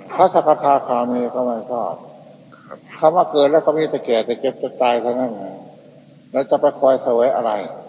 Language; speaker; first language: Thai; native; Thai